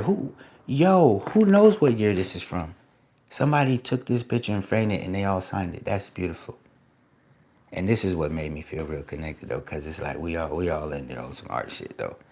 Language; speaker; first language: English; native; English